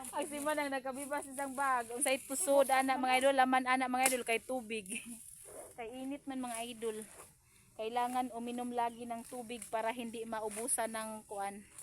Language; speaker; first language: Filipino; non-native, local second language; Cebuano